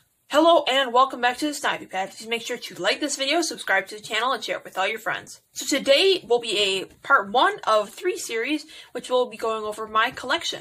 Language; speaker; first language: English; native; English